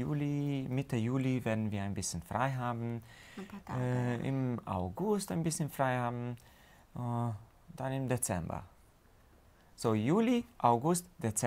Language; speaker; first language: German; non-native, fluent; Hungarian